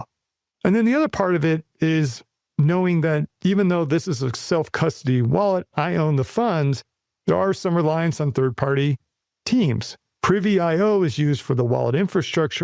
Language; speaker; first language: English; native; English